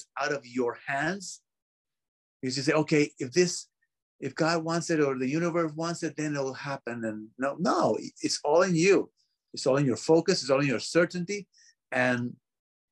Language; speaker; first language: English; non-native, fluent; Spanish